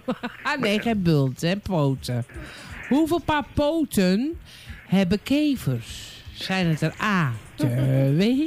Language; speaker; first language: Dutch; native; Dutch